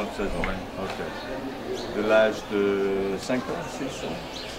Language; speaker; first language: French; non-native, fluent; English